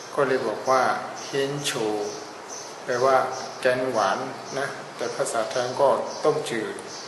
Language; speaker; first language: Thai; non-native, fluent; Burmese